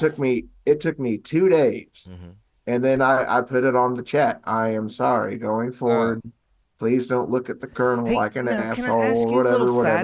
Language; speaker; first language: English; native; English